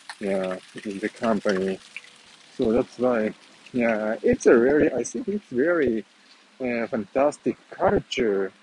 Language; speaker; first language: English; non-native, fluent; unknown